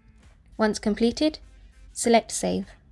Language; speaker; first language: English; native; English